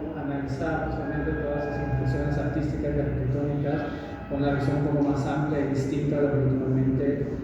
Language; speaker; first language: Spanish; native; Spanish